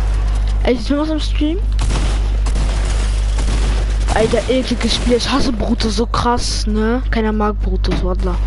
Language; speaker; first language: German; native; German